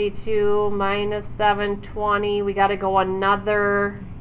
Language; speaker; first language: English; native; English